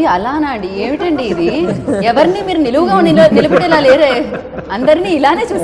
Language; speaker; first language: Telugu; native; Telugu